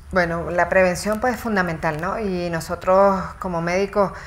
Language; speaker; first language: Spanish; native; Spanish